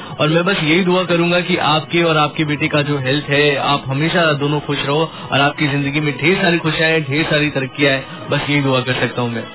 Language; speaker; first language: Hindi; native; Hindi